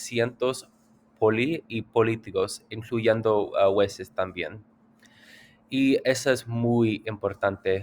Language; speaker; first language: Spanish; non-native, learner; English